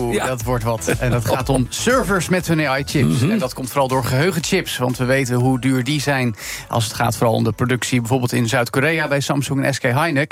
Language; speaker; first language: Dutch; native; Dutch